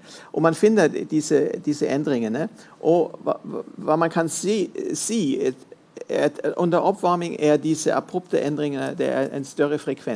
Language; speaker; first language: Norwegian; non-native, fluent; German